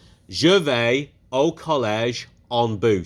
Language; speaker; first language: French; non-native, fluent; English